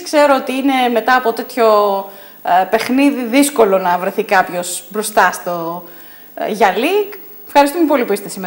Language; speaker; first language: Greek; native; Greek